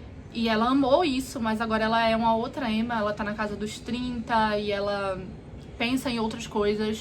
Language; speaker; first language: Portuguese; native; Portuguese